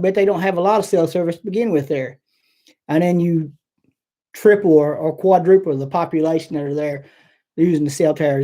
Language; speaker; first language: English; native; English